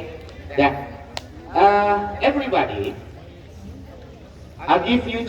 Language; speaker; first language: English; non-native, learner; Indonesian